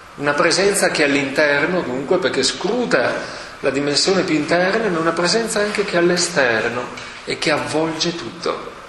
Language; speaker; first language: Italian; native; Italian